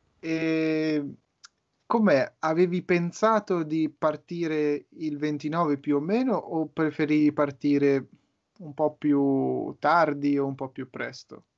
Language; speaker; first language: Italian; native; Italian